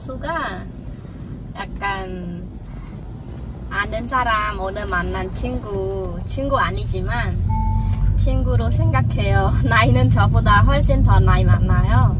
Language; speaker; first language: Korean; non-native, learner; Khmer